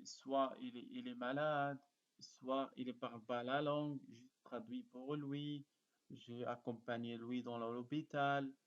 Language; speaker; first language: French; non-native, learner; Arabic